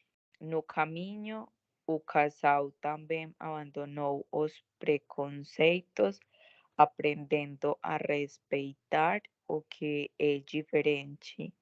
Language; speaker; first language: Portuguese; non-native, learner; Spanish